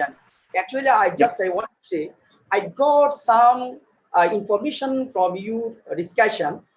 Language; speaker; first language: English; non-native, fluent; Bangla